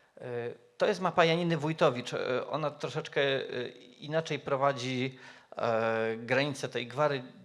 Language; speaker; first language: Polish; native; Polish